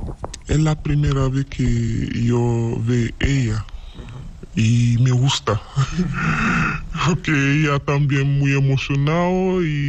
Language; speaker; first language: Spanish; non-native, learner; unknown